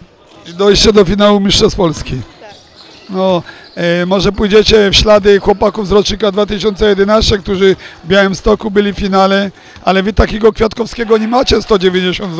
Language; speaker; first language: Polish; native; Polish